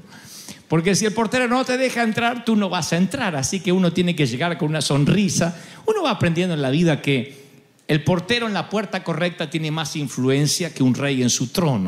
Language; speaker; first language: Spanish; native; Spanish